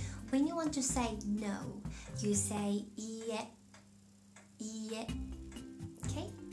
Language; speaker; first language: English; non-native, fluent; Japanese